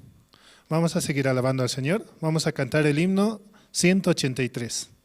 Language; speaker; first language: Spanish; native; Spanish